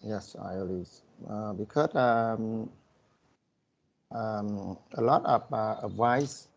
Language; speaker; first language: English; non-native, learner; Vietnamese